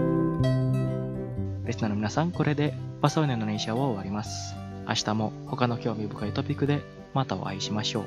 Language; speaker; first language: Japanese; non-native, fluent; Indonesian